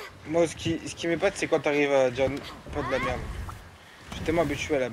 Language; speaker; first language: French; native; French